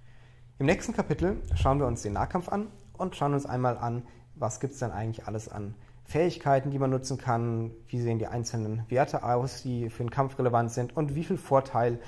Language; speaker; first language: German; native; German